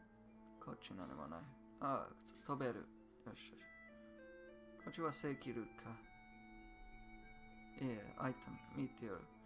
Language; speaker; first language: Japanese; non-native, learner; English